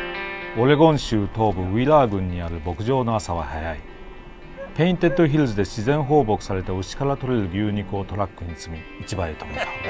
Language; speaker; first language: Japanese; non-native, fluent; English